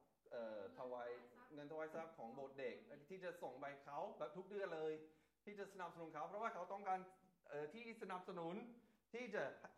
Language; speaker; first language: Thai; non-native, fluent; English